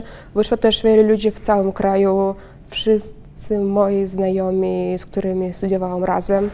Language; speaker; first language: Polish; non-native, fluent; Russian